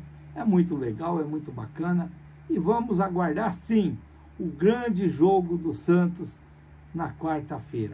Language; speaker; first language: Portuguese; native; Portuguese